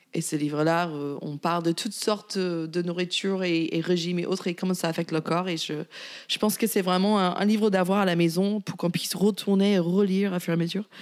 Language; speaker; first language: French; non-native, fluent; English